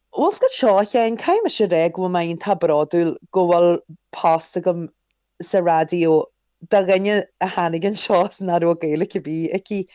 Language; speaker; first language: Irish; early bilingual, other home language; English